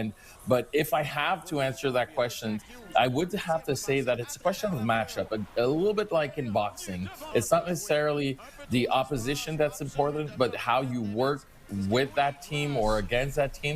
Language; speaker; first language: English; non-native, local second language; French